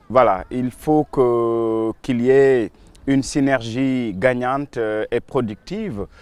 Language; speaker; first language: French; non-native, local second language; Wolof